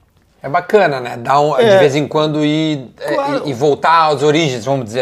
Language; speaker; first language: Portuguese; native; Portuguese